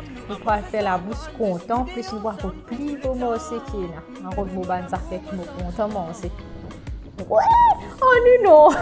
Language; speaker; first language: French; non-native, local second language; Morisyen